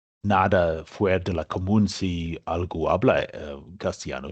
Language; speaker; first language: Spanish; non-native, learner; English